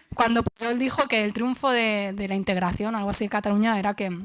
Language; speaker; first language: Spanish; non-native, local second language; Catalan